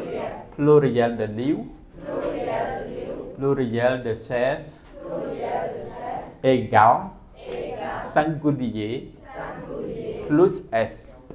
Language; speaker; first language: French; non-native, fluent; Khmer